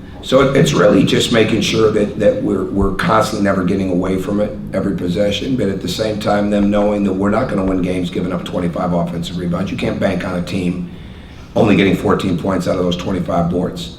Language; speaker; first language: English; native; English